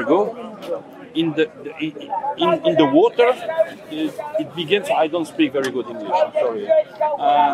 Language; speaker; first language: English; non-native, learner; French